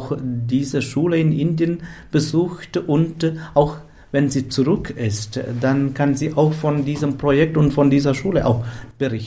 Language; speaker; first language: German; non-native, fluent; Malayalam